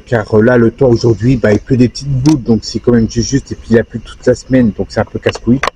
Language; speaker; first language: French; native; French